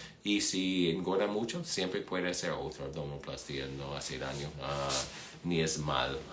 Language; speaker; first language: Spanish; non-native, fluent; English